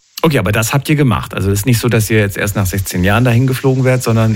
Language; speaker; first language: German; native; German